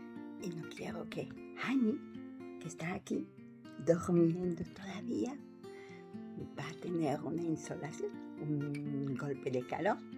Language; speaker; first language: Spanish; non-native, learner; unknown